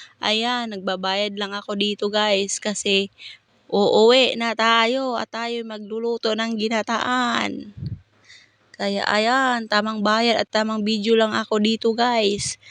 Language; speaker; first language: Filipino; non-native, local second language; Cebuano